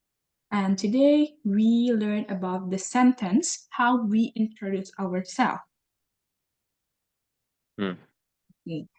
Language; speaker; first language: English; non-native, learner; Indonesian